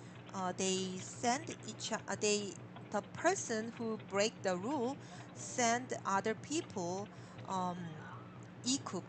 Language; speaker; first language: English; non-native, learner; Korean